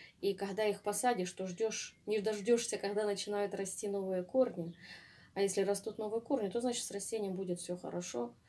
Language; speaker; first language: Russian; native; Russian